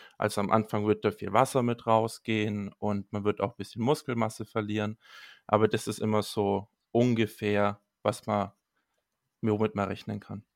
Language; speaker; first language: German; native; German